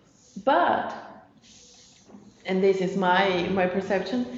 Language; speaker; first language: English; non-native, fluent; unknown